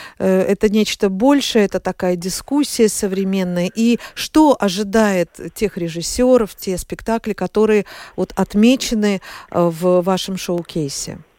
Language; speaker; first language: Russian; native; Russian